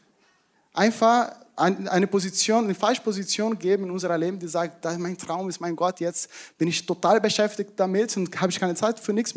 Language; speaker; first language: German; non-native, fluent; Portuguese